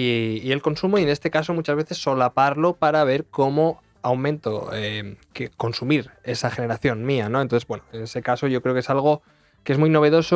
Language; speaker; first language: Spanish; native; Spanish